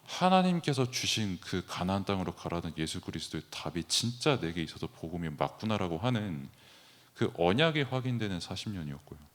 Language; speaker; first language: Korean; native; Korean